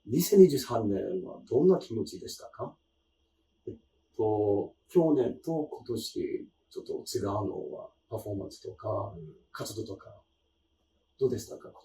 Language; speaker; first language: Japanese; non-native, learner; English